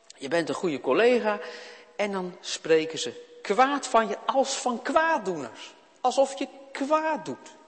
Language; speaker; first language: Dutch; native; Dutch